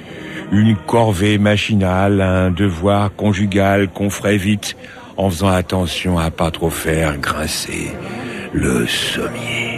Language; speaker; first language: French; native; French